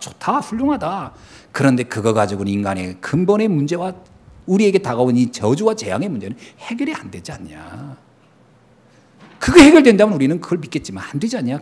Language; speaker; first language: Korean; native; Korean